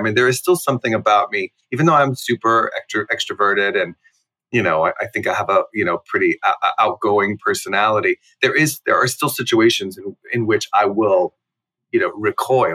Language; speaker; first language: English; native; English